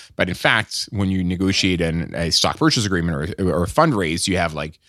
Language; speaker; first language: English; non-native, fluent; French